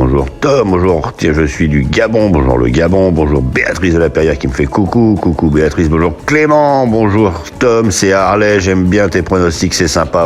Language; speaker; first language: French; native; French